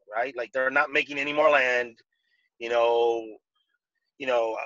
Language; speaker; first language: English; non-native, fluent; Spanish